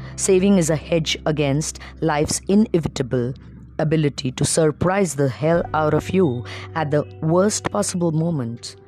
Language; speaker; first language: English; non-native, local second language; Marathi